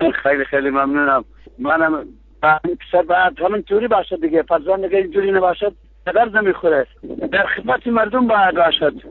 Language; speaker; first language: Persian; non-native, local second language; Kurdish